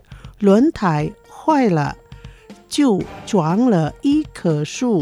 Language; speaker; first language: Chinese; non-native, fluent; Indonesian